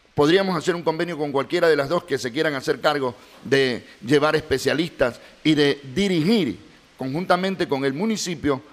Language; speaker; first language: Spanish; native; Spanish